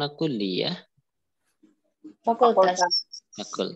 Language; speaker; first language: Arabic; non-native, fluent; Indonesian